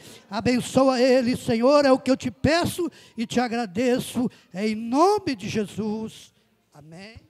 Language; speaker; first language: Portuguese; native; Portuguese